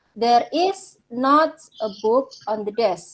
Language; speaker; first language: English; non-native, fluent; Indonesian